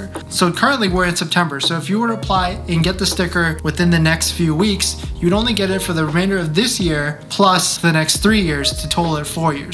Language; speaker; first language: English; native; English